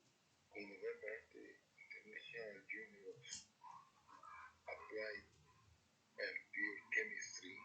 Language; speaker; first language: English; non-native, learner; Spanish